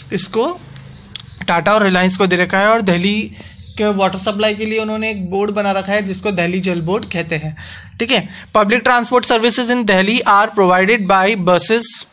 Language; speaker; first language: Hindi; non-native, local second language; Gujarati